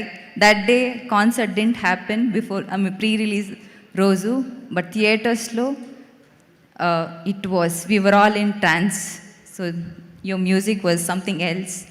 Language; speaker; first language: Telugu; non-native, fluent; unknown